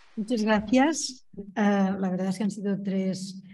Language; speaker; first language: Spanish; non-native, local second language; Catalan